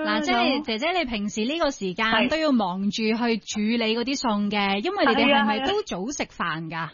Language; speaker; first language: Cantonese; native; Cantonese